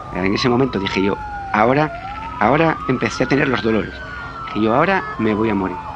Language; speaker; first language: Spanish; native; Spanish